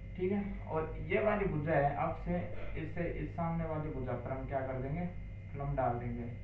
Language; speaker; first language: Hindi; native; Hindi